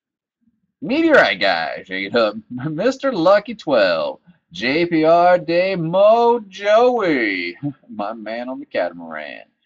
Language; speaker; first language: English; native; English